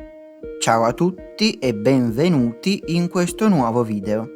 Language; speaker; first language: Italian; native; Italian